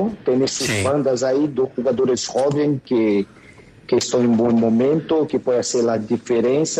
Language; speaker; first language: Spanish; non-native, fluent; Portuguese